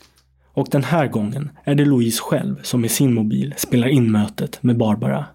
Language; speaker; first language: Swedish; native; Swedish